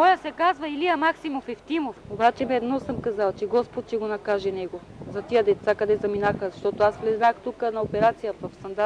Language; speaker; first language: Bulgarian; native; Bulgarian